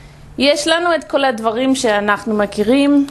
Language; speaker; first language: Hebrew; non-native, fluent; English